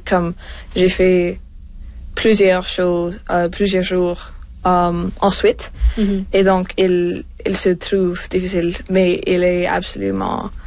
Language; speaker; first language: French; non-native, local second language; English